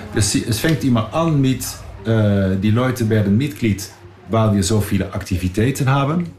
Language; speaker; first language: German; non-native, fluent; Dutch